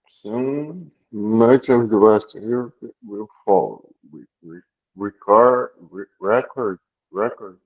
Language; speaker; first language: English; non-native, learner; Portuguese